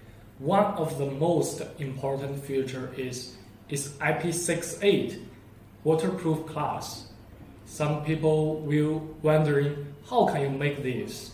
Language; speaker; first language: English; non-native, learner; Chinese